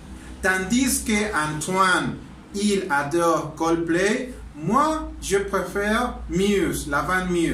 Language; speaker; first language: French; non-native, learner; Spanish